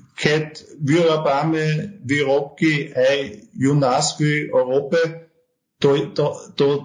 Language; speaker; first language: Slovak; non-native, learner; German